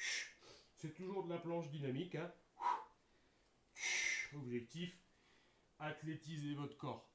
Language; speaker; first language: French; native; French